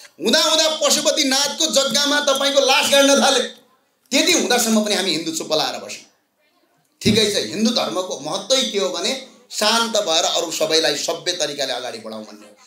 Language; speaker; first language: Nepali; native; Nepali